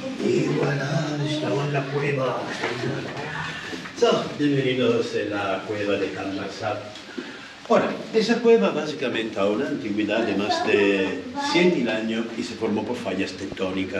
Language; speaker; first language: Spanish; non-native, fluent; Italian